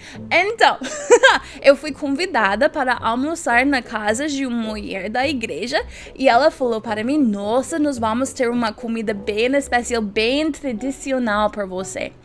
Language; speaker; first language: Portuguese; non-native, learner; English